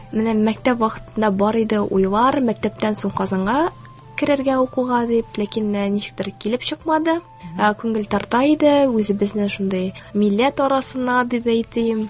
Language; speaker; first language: Tatar; early bilingual, heritage; Tatar